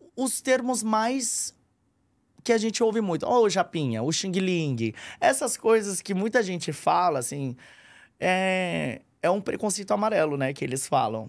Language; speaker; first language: Portuguese; early bilingual, other home language; Korean